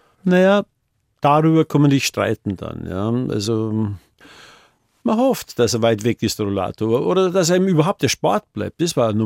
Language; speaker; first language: German; native; German